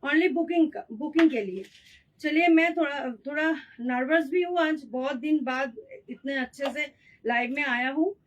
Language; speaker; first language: Hindi; non-native, local second language; Bangla